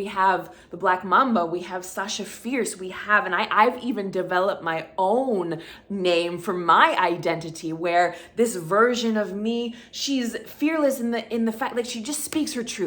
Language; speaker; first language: English; native; English